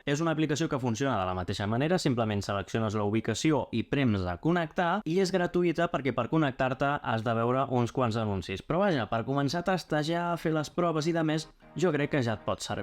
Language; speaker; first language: Catalan; native; Catalan